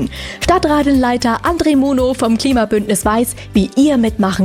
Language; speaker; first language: German; native; German